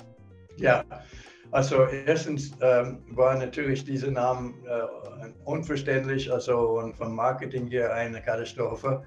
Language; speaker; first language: German; non-native, fluent; English